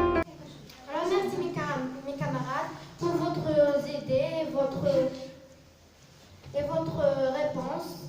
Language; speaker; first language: French; non-native, learner; Arabic